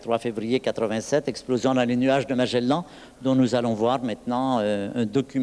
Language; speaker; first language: French; native; French